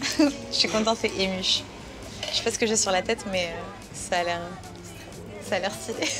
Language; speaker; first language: French; early bilingual, other home language; Spanish